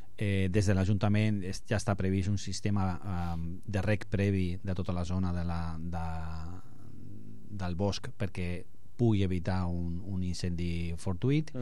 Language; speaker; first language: Catalan; non-native, local second language; Spanish